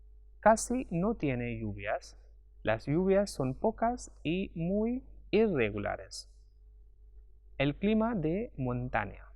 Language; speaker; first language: Spanish; non-native, fluent; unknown